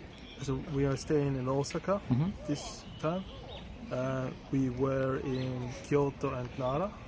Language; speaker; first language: English; non-native, fluent; German